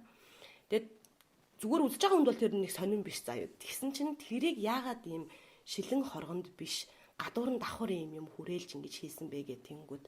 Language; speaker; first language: Mongolian; native; Mongolian